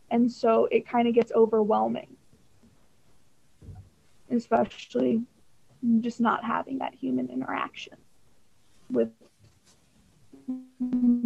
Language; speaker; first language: English; native; English